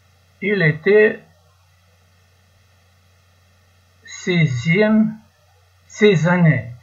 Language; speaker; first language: French; non-native, learner; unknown